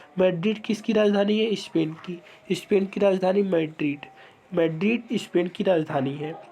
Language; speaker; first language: Hindi; native; Hindi